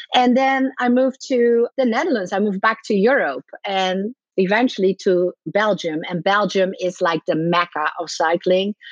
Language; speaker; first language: English; non-native, fluent; Dutch